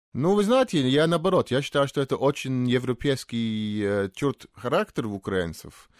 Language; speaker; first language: Russian; non-native, fluent; English